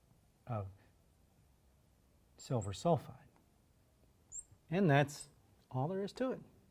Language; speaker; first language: English; native; English